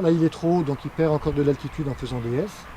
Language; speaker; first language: French; native; French